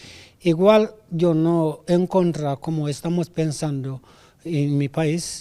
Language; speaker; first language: Spanish; non-native, learner; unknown